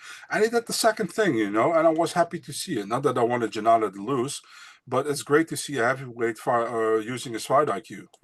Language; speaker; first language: English; non-native, fluent; Dutch